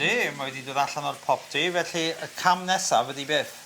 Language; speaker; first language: Welsh; native; Welsh